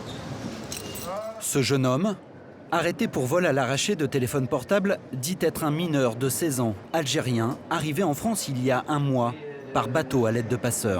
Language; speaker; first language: French; native; French